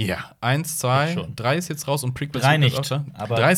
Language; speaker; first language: German; native; German